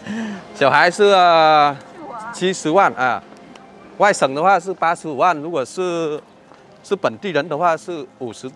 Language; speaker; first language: Chinese; non-native, learner; Vietnamese